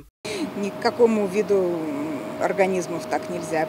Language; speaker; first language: Russian; native; Russian